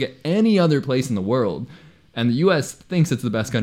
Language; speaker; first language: English; non-native, local second language; Spanish